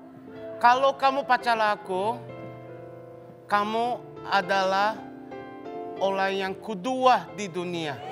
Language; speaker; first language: Indonesian; non-native, learner; Japanese